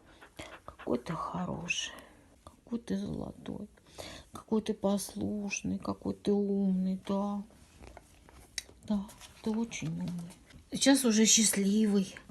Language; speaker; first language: Russian; native; Russian